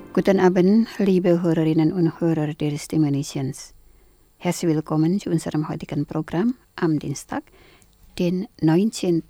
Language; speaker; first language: German; non-native, fluent; Indonesian